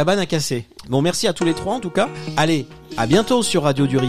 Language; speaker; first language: French; native; French